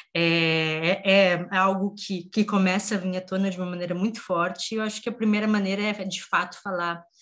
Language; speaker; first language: Portuguese; native; Portuguese